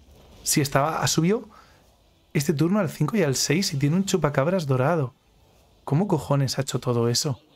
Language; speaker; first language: Spanish; native; Spanish